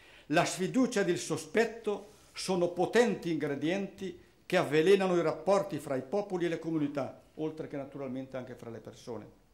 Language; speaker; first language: Italian; early bilingual, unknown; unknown